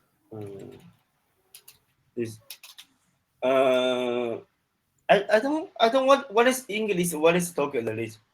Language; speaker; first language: English; non-native, learner; Chinese